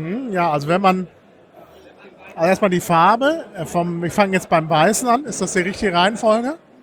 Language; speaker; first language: German; native; German